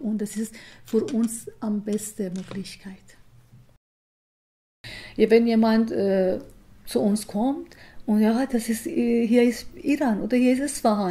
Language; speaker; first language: German; non-native, learner; Persian